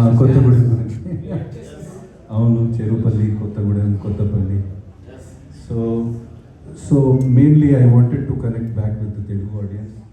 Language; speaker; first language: Telugu; non-native, fluent; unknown